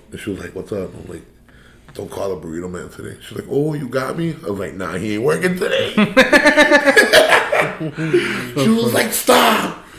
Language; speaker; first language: English; early bilingual, other home language; Spanish